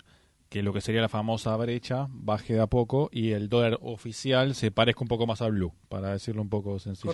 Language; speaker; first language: Spanish; native; Spanish